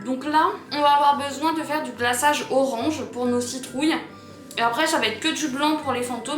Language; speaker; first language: French; native; French